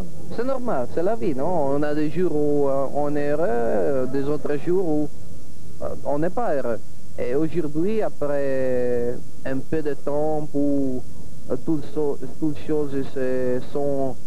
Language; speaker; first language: French; non-native, fluent; Italian